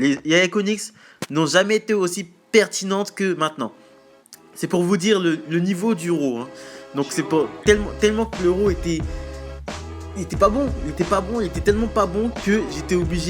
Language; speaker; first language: French; native; French